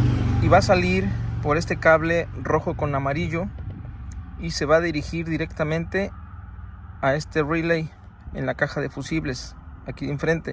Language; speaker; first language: Spanish; native; Spanish